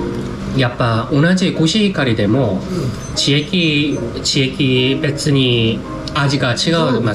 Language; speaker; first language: Japanese; non-native, learner; Korean